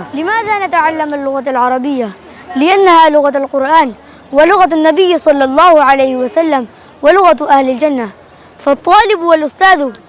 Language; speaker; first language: Arabic; non-native, learner; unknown